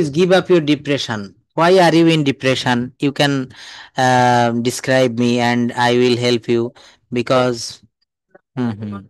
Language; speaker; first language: English; non-native, fluent; Bangla